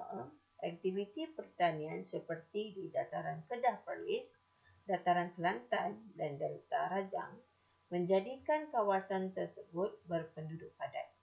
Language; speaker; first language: Malay; native; Malay